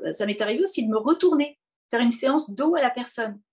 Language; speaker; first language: French; native; French